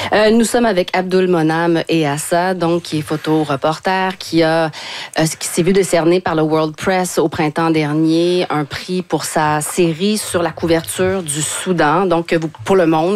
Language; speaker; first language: French; native; French